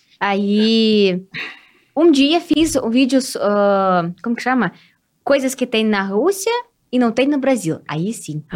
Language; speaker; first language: Portuguese; non-native, fluent; Russian